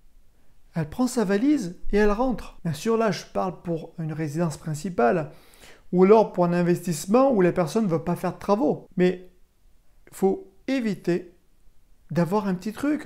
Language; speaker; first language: French; native; French